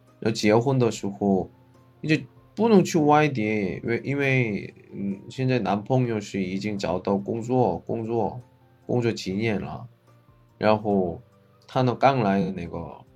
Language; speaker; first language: Chinese; non-native, fluent; Korean